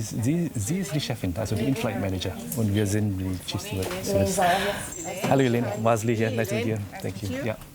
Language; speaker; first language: German; non-native, fluent; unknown